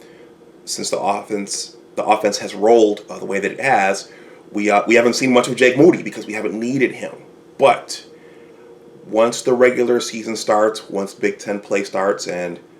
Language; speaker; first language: English; native; English